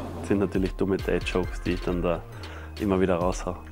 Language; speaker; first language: German; native; German